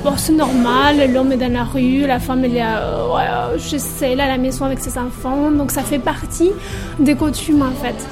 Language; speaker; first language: French; non-native, fluent; Spanish